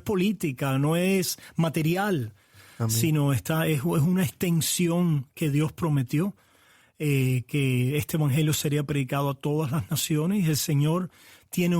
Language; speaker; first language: Spanish; native; Spanish